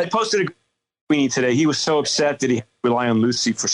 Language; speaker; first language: English; native; English